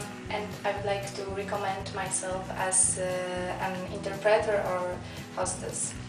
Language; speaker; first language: English; non-native, fluent; Polish